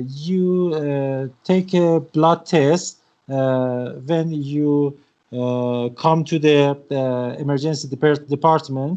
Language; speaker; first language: English; non-native, learner; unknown